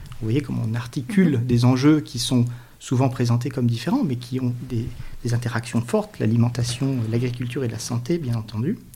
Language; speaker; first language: French; native; French